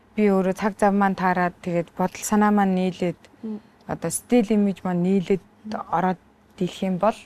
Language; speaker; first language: Mongolian; native; Mongolian